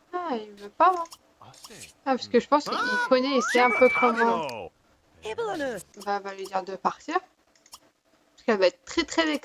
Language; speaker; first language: French; native; French